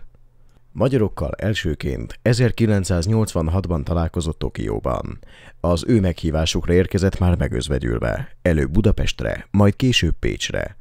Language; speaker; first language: Hungarian; native; Hungarian